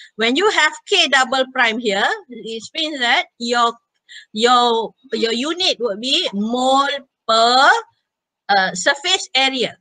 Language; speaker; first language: English; non-native, local second language; Malay